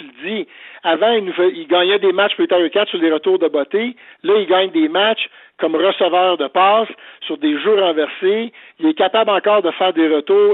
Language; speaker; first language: French; native; French